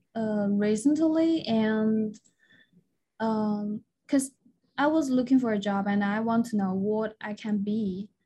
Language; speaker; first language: English; non-native, fluent; Chinese